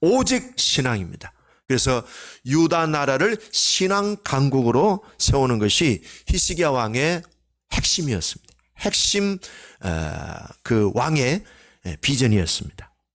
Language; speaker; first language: Korean; native; Korean